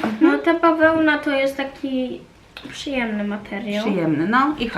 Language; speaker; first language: Polish; native; Polish